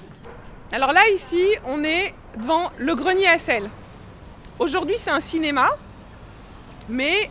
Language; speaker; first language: French; native; French